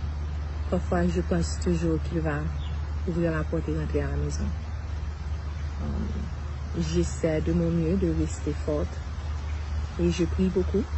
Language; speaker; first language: French; non-native, local second language; Haitian Creole